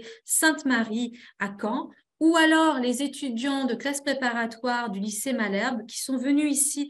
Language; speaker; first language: French; native; French